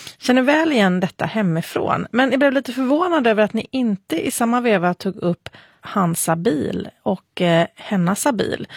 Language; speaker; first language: Swedish; native; Swedish